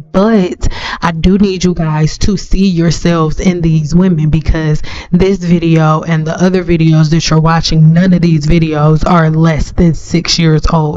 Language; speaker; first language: English; native; English